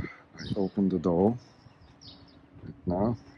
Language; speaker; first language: English; non-native, learner; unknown